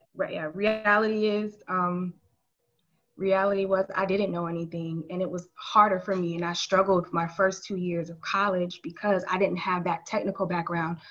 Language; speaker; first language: English; native; English